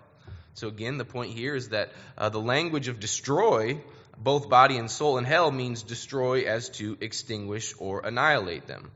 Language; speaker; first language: English; native; English